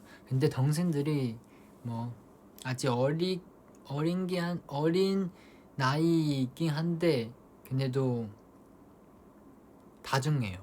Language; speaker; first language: Korean; non-native, fluent; Chinese